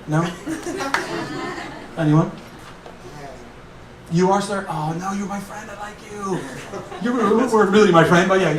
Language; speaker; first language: English; native; English